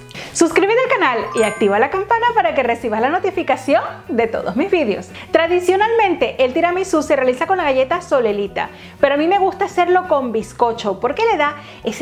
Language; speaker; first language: Spanish; native; Spanish